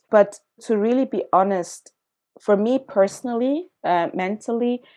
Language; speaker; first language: English; early bilingual, other home language; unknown